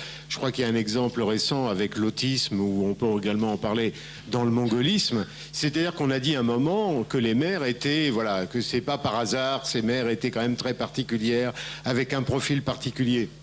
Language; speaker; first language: French; native; French